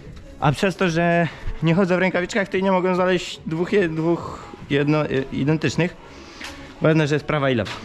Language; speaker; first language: Polish; native; Polish